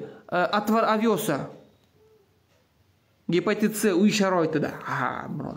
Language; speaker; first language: Russian; non-native, local second language; Uzbek